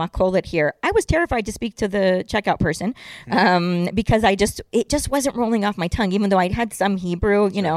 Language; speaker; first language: English; native; English